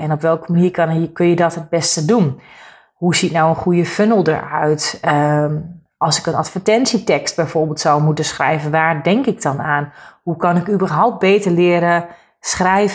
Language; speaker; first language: Dutch; native; Dutch